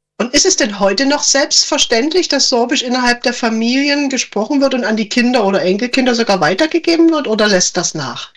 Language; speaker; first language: German; native; German